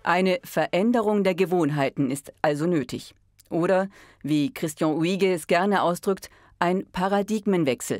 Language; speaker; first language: German; native; German